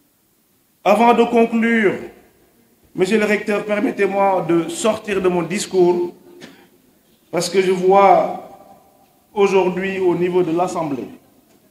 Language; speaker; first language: French; non-native, local second language; Wolof